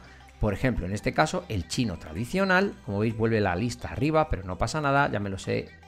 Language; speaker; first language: Spanish; native; Spanish